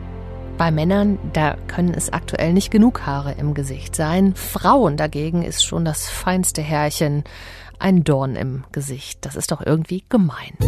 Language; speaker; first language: German; native; German